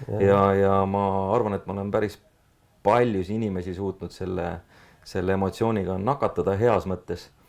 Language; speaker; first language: Estonian; native; Estonian